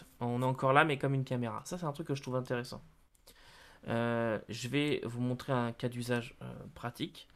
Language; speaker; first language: French; native; French